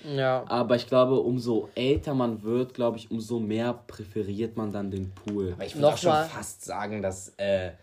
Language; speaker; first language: German; early bilingual, other home language; Greek